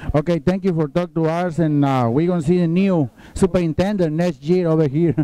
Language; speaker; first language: English; non-native, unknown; Spanish